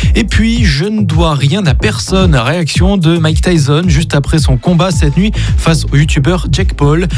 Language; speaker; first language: French; native; French